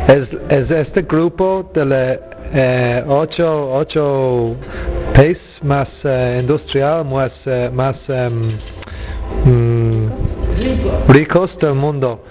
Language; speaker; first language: Spanish; non-native, learner; English